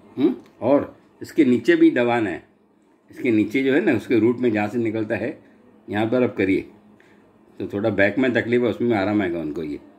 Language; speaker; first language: Hindi; non-native, local second language; Gujarati